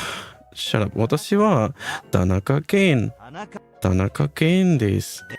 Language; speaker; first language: Japanese; non-native, learner; Spanish